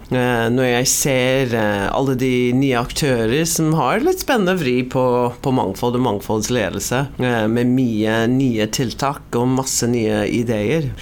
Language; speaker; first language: Norwegian; non-native, fluent; English